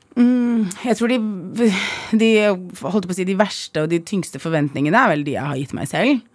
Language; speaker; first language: Norwegian; early bilingual, other home language; Arabic